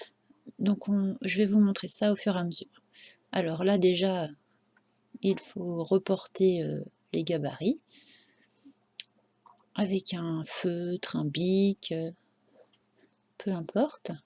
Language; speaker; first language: French; native; French